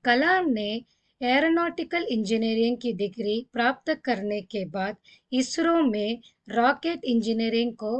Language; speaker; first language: Hindi; non-native, local second language; Tamil